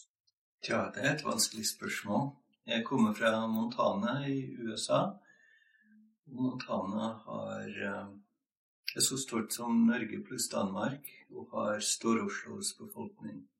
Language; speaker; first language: Norwegian; non-native, fluent; English